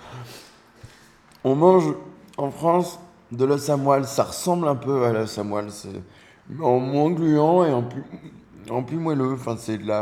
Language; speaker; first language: French; native; French